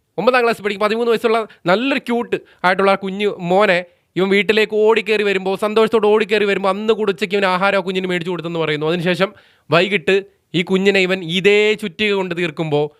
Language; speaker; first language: Malayalam; native; Malayalam